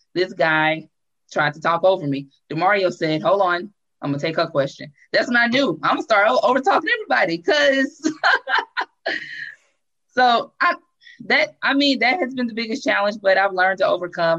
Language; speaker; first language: English; native; English